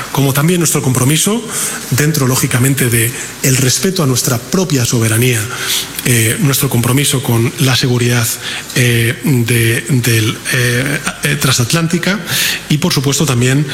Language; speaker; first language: Spanish; native; Spanish